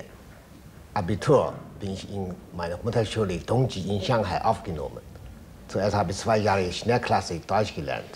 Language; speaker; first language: German; non-native, fluent; Chinese